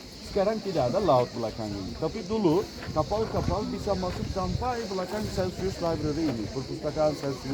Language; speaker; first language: Indonesian; non-native, learner; Turkish